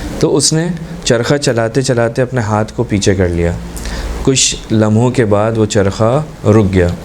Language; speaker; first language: Urdu; native; Urdu